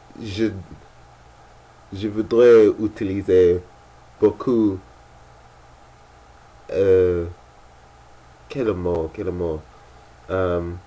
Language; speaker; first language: French; non-native, learner; English